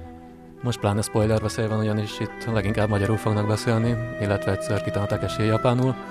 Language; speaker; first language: Hungarian; native; Hungarian